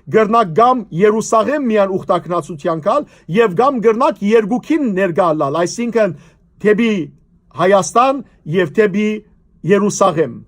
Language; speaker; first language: Armenian; native; Armenian